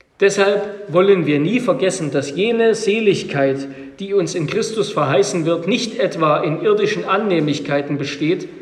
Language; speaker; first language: German; native; German